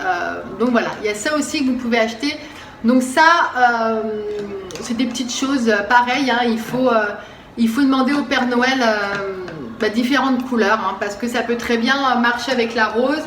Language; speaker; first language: French; native; French